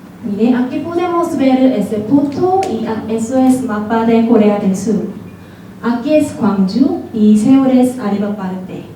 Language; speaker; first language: Spanish; non-native, learner; Korean